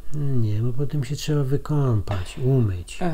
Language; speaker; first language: Polish; native; Polish